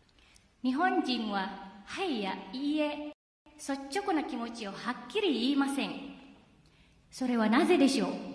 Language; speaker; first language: Japanese; non-native, fluent; Indonesian